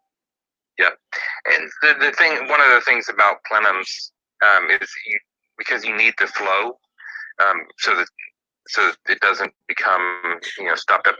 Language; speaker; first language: English; native; English